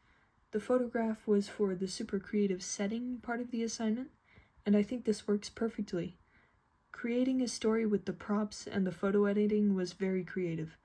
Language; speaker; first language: English; native; English